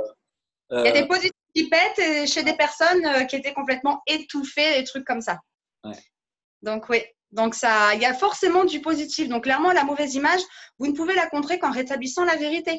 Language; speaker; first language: French; native; French